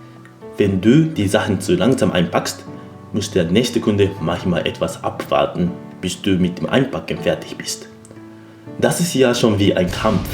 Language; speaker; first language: German; non-native, fluent; Japanese